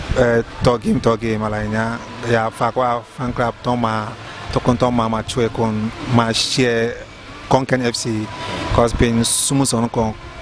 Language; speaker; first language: Thai; non-native, learner; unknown